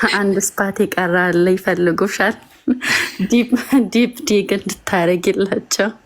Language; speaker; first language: Amharic; non-native, local second language; Wolaytta